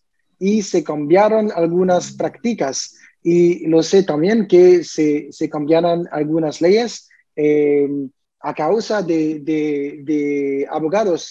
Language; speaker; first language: Spanish; non-native, learner; French